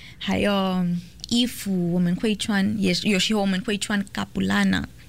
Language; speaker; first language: Chinese; non-native, learner; Portuguese